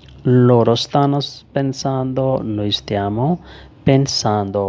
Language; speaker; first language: Italian; non-native, learner; Urdu